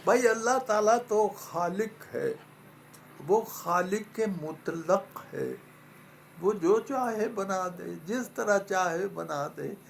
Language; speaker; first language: Urdu; non-native, local second language; Punjabi